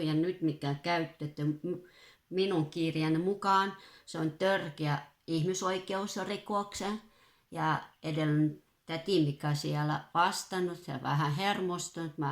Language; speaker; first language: Finnish; non-native, fluent; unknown